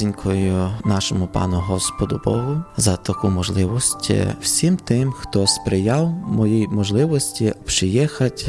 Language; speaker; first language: Polish; non-native, learner; Ukrainian